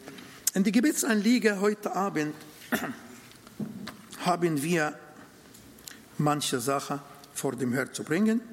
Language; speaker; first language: German; non-native, learner; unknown